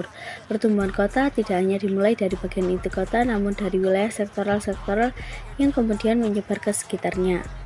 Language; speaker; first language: Indonesian; native; Indonesian